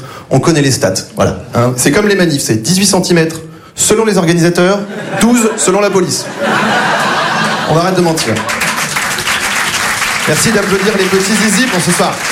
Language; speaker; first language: French; native; French